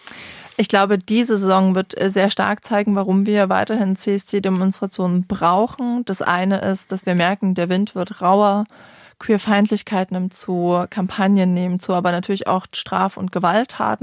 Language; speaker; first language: German; native; German